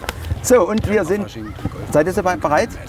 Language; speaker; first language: German; native; German